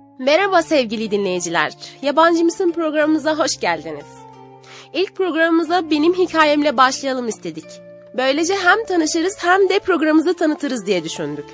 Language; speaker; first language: Turkish; non-native, fluent; Arabic